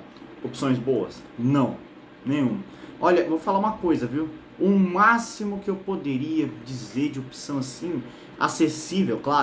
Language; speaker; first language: Portuguese; native; Portuguese